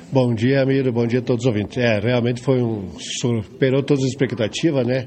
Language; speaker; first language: Portuguese; native; Portuguese